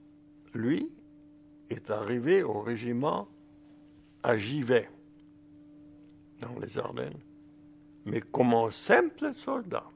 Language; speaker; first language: French; early bilingual, other home language; German